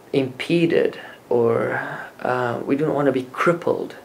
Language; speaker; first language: English; non-native, local second language; Afrikaans